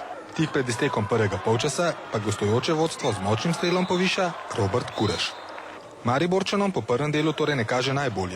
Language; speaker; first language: Slovenian; native; Slovenian